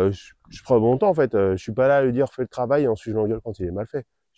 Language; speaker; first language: French; native; French